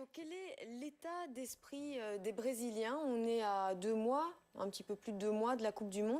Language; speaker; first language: French; native; French